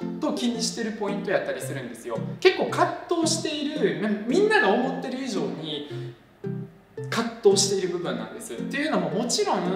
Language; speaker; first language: Japanese; early bilingual, other home language; Russian